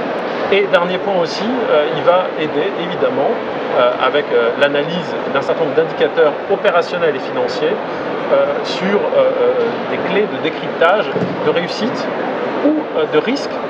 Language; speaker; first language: French; native; French